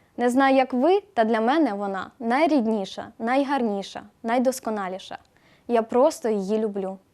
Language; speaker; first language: Ukrainian; native; Ukrainian